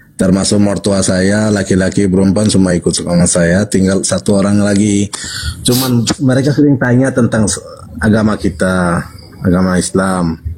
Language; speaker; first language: Indonesian; non-native, fluent; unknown